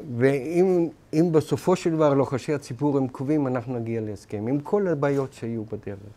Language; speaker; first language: Hebrew; non-native, fluent; German